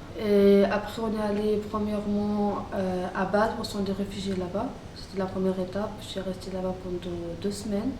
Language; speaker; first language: French; non-native, fluent; Arabic